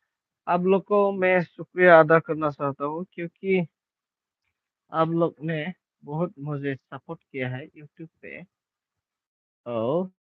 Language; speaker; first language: Hindi; non-native, local second language; Bodo